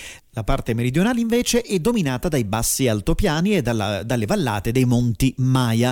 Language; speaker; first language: Italian; native; Italian